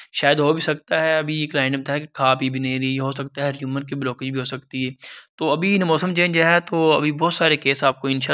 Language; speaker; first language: Urdu; non-native, local second language; Punjabi